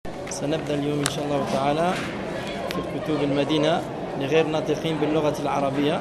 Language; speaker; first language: Arabic; non-native, fluent; French